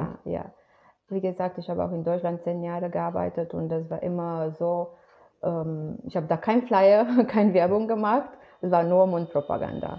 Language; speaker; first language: German; non-native, fluent; Romanian